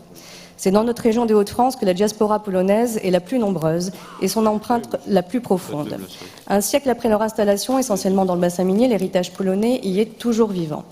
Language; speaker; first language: French; native; French